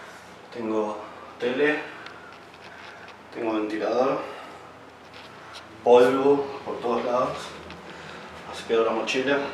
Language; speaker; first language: Spanish; native; Spanish